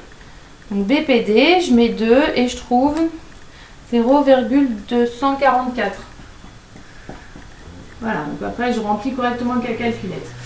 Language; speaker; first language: French; native; French